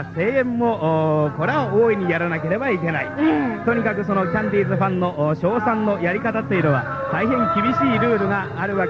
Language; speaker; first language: Japanese; native; Japanese